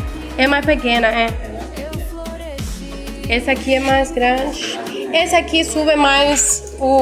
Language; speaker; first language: Portuguese; non-native, learner; Spanish